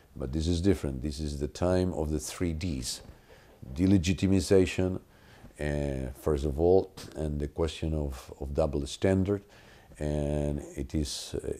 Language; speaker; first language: English; non-native, fluent; Spanish